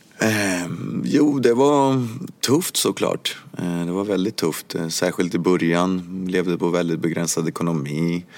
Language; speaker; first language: Swedish; early bilingual, other home language; Spanish